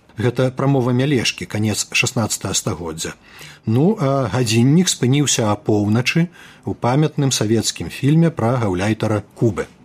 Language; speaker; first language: Belarusian; native; Belarusian